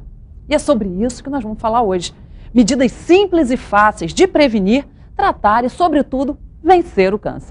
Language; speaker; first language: Portuguese; native; Portuguese